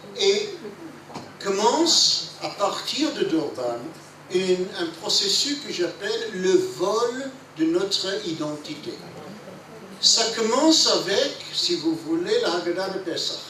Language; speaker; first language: French; non-native, fluent; English